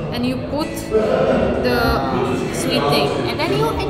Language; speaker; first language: English; non-native, learner; Czech